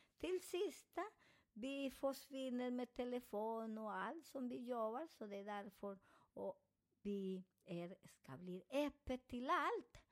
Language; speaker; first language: Swedish; non-native, fluent; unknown